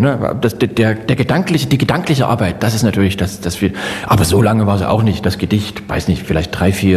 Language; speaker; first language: German; native; German